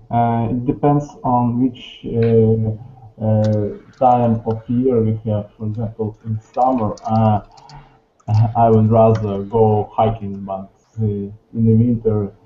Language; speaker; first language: English; non-native, learner; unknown